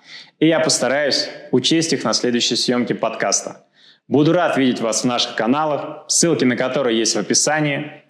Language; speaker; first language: Russian; native; Russian